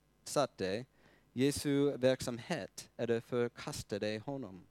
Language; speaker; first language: Swedish; non-native, fluent; English